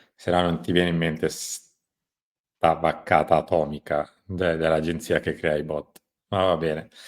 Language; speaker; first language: Italian; native; Italian